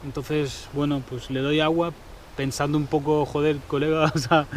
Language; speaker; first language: Spanish; native; Spanish